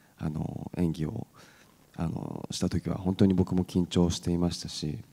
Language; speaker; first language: Japanese; native; Japanese